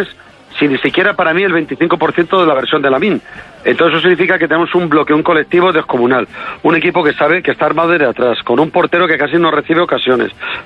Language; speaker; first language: Spanish; native; Spanish